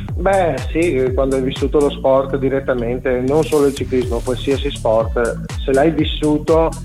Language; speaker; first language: Italian; native; Italian